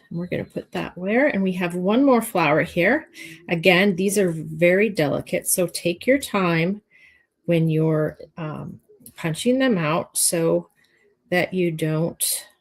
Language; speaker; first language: English; native; English